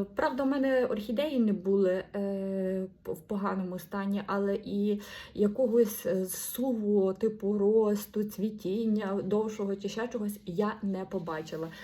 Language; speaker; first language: Ukrainian; non-native, local second language; Russian